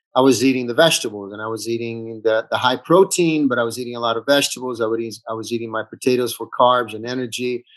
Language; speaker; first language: English; early bilingual, other home language; Italian